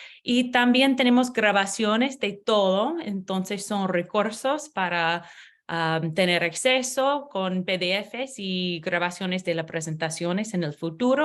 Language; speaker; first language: Spanish; non-native, learner; English